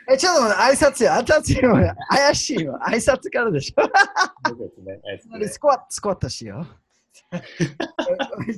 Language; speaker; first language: Japanese; non-native, learner; English